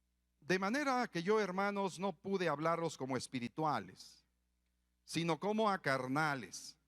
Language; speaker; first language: Spanish; native; Spanish